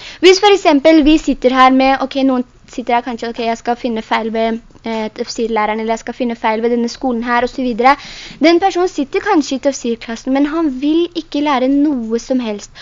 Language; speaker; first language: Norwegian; early bilingual, other home language; Urdu